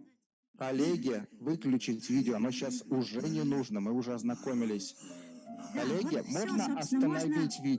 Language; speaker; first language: Russian; native; Russian